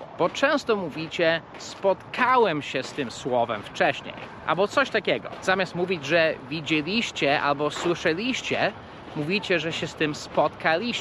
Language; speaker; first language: Polish; non-native, fluent; English